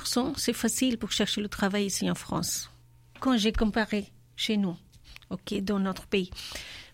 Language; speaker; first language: French; non-native, learner; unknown